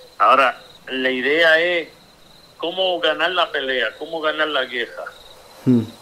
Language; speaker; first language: Spanish; early bilingual, heritage; Spanish